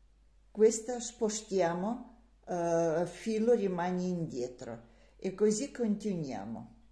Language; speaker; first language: Italian; non-native, learner; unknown